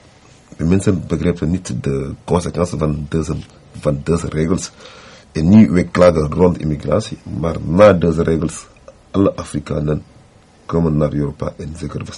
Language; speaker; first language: Dutch; non-native, learner; French